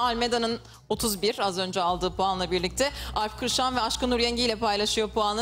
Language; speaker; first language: Turkish; native; Turkish